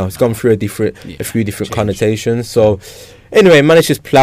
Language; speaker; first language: English; native; English